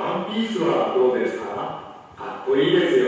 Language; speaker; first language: Japanese; non-native, learner; Indonesian